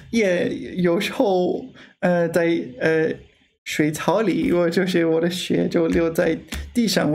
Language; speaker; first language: Chinese; non-native, learner; English